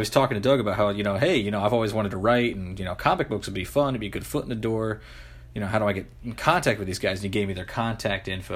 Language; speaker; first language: English; native; English